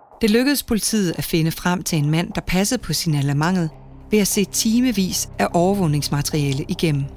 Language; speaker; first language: Danish; native; Danish